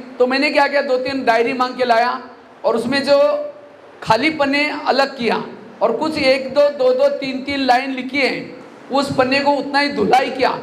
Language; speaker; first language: Hindi; non-native, local second language; Marathi